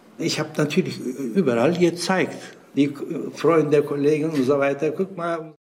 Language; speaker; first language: German; non-native, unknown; Turkish